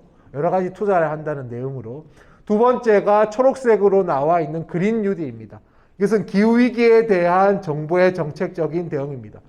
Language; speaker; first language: Korean; native; Korean